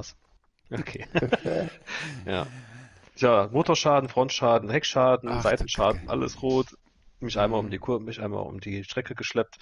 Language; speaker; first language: German; native; German